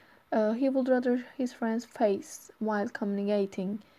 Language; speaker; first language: English; non-native, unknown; Turkish